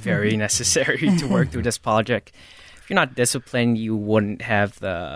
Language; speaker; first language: English; non-native, fluent; Khmer